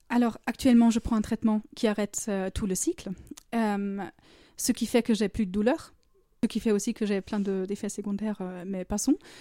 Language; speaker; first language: French; non-native, fluent; German